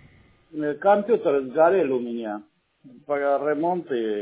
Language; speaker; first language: Russian; non-native, local second language; Armenian